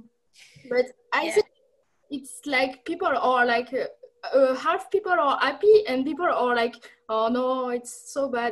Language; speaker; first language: English; non-native, learner; French